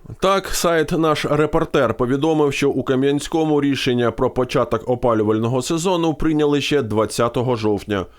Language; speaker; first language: Ukrainian; native; Ukrainian